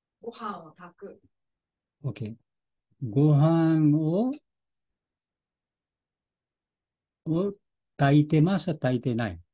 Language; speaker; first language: Japanese; non-native, fluent; Bangla